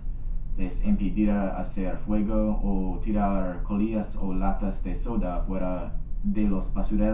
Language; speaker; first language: Spanish; non-native, fluent; English